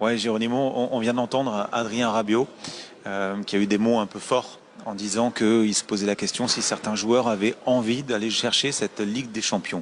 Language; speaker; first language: French; native; French